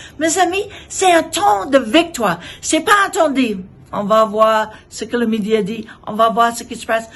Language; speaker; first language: French; non-native, fluent; English